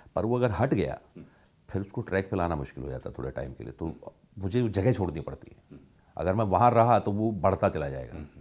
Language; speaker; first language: Hindi; native; Hindi